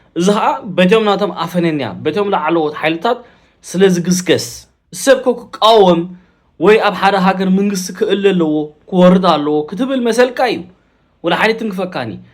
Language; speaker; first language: Tigrinya; early bilingual, heritage; Tigrinya